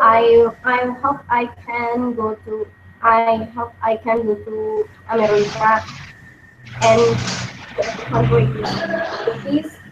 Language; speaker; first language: English; non-native, learner; Indonesian